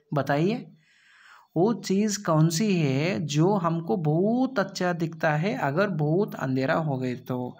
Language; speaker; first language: Hindi; non-native, local second language; Kannada